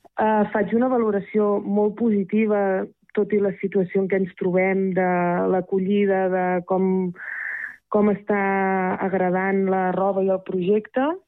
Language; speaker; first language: Catalan; native; Catalan